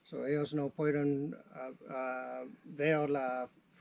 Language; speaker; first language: Spanish; non-native, learner; English